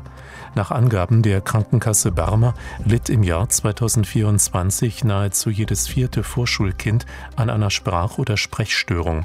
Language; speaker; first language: German; native; German